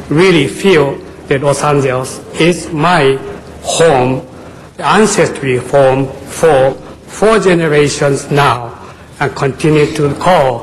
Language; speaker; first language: English; non-native, fluent; Japanese